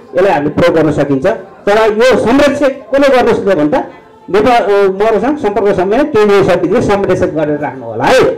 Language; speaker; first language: Nepali; non-native, local second language; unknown